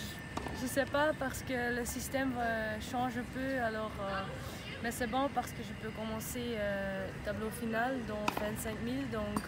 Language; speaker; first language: French; non-native, learner; Dutch